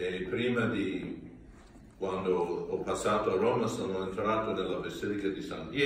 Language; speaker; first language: Italian; non-native, learner; English